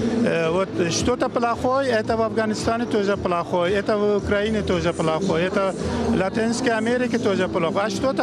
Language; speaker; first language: Russian; non-native, fluent; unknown